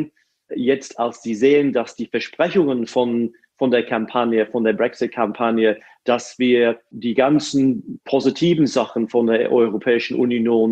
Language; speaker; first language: German; non-native, fluent; English